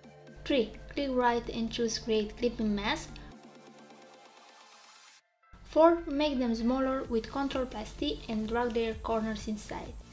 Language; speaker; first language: English; non-native, fluent; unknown